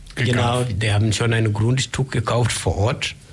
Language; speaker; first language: German; non-native, learner; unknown